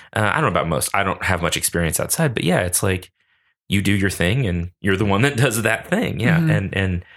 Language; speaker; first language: English; native; English